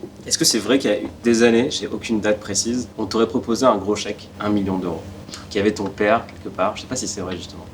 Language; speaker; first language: French; native; French